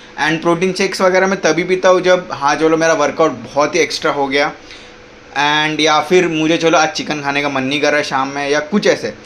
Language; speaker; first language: Hindi; non-native, local second language; Marathi